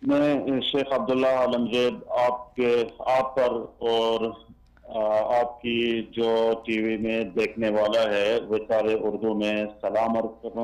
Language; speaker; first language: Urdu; non-native, learner; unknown